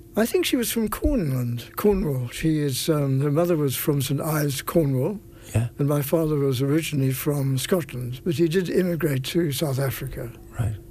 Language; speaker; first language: English; native; English